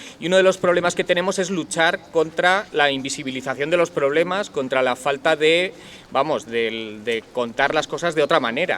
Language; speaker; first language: Spanish; native; Spanish